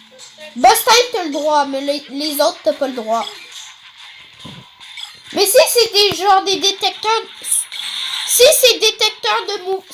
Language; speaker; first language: French; native; French